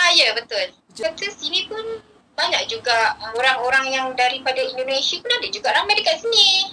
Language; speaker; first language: Malay; native; Malay